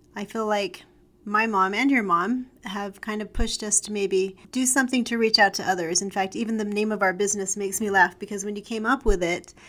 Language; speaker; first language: English; native; English